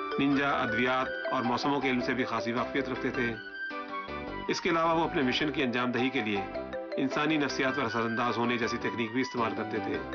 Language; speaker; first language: Urdu; native; Urdu